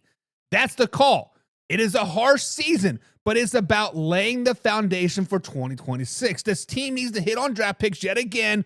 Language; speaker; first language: English; native; English